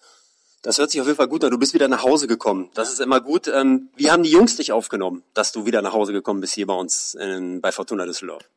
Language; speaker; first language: German; native; German